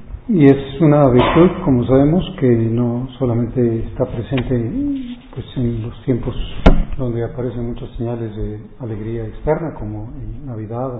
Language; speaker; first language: Spanish; native; Spanish